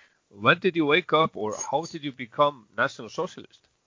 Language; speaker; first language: English; non-native, fluent; Icelandic